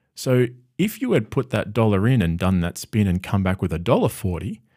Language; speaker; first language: English; native; English